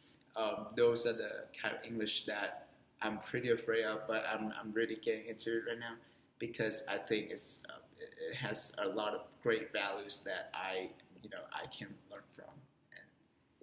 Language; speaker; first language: English; non-native, fluent; Vietnamese